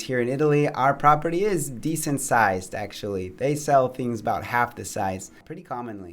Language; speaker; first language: English; native; English